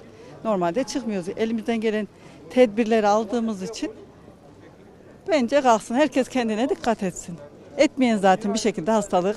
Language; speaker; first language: Turkish; native; Turkish